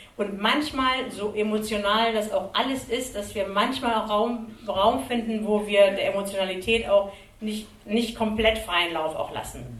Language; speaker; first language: German; early bilingual, other home language; Kurdish